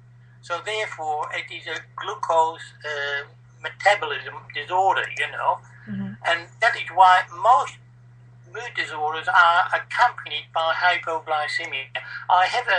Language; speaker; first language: English; non-native, fluent; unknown